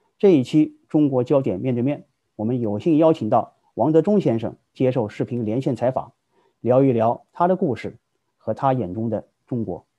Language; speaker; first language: Chinese; native; Chinese